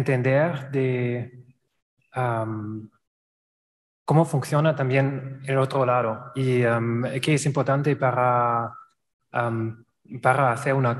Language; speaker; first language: Spanish; non-native, learner; German